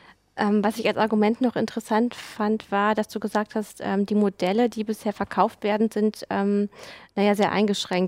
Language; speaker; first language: German; native; German